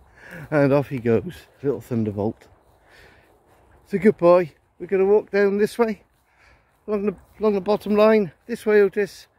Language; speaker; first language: English; native; English